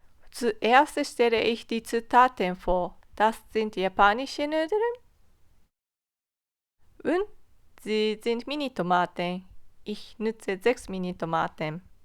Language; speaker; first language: German; non-native, fluent; Japanese